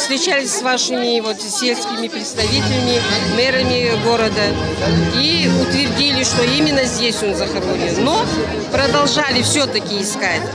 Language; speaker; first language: Russian; non-native, local second language; Kazakh